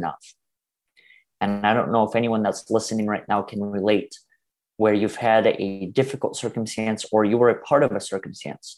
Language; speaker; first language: English; early bilingual, other home language; Russian